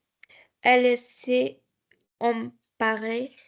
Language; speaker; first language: French; non-native, learner; Arabic